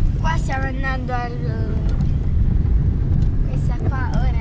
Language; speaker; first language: Italian; native; Italian